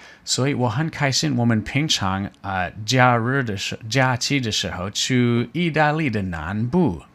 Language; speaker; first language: Chinese; non-native, fluent; English